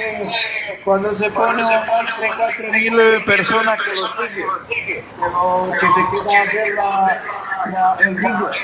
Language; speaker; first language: Spanish; non-native, learner; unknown